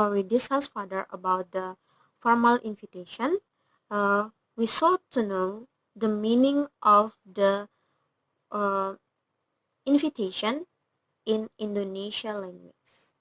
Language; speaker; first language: English; non-native, learner; Indonesian